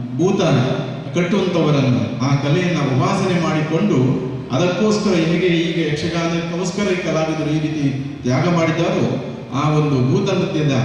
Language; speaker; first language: Kannada; non-native, local second language; Tulu